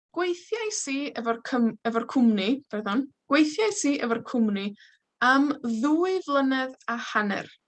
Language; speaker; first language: Welsh; non-native, fluent; Spanish